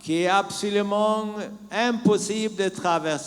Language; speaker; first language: French; non-native, learner; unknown